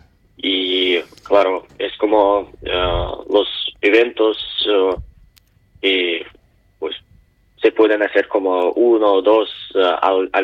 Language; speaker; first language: Spanish; non-native, learner; Ukrainian